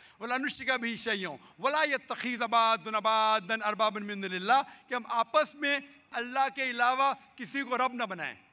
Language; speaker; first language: Hindi; non-native, local second language; Konkani